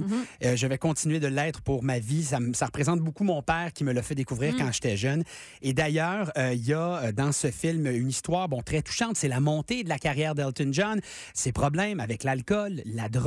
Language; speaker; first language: French; native; French